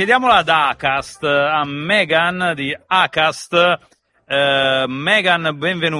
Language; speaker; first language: Italian; native; Italian